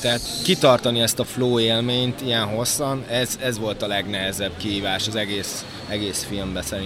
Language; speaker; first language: Hungarian; native; Hungarian